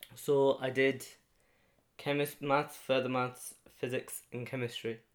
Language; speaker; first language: English; native; English